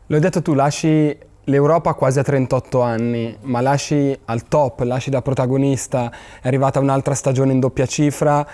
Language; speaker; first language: Italian; native; Italian